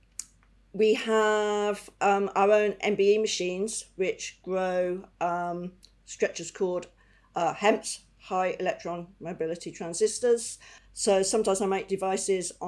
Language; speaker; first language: English; native; English